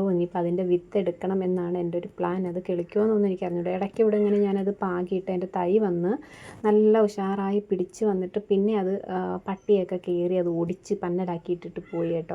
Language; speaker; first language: Malayalam; native; Malayalam